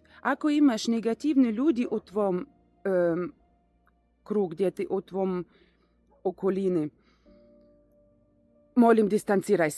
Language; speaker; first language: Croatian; non-native, learner; Russian